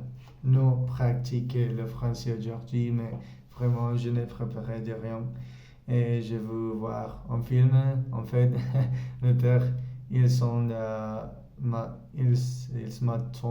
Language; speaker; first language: French; non-native, learner; Spanish